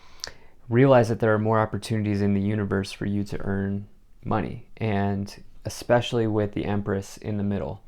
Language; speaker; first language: English; native; English